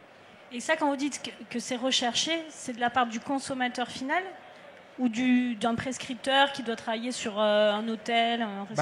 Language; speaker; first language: French; native; French